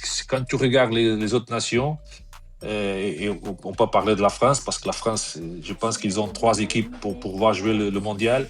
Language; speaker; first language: French; non-native, fluent; Portuguese